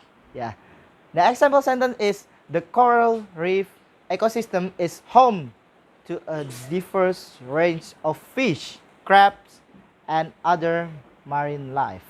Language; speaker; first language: English; non-native, learner; Indonesian